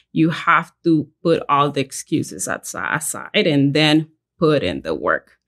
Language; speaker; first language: English; early bilingual, other home language; Spanish